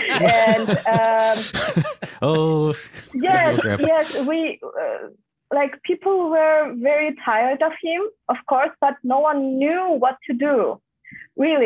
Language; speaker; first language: English; non-native, fluent; Kazakh